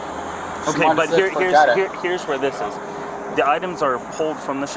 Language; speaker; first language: English; native; English